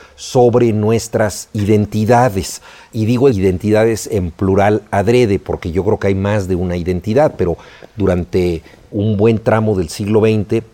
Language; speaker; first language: Spanish; native; Spanish